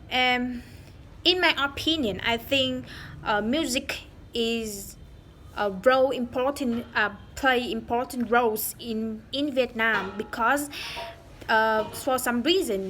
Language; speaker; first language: English; non-native, learner; Vietnamese